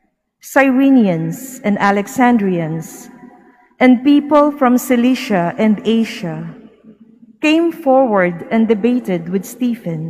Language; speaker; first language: English; non-native, local second language; Filipino